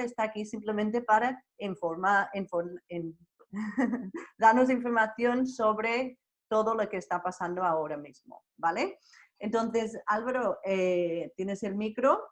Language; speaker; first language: Spanish; non-native, fluent; English